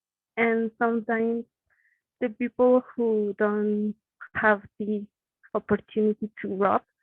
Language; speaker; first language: English; non-native, learner; Spanish